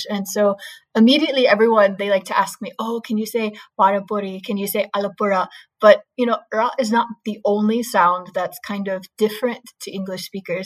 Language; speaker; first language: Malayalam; non-native, learner; English